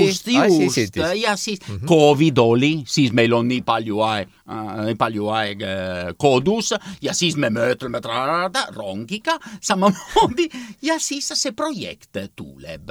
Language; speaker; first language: Estonian; non-native, learner; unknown